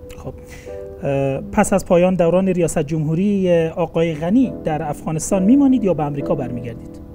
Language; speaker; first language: Persian; native; Persian